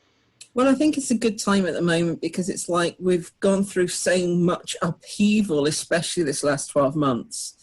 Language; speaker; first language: English; native; English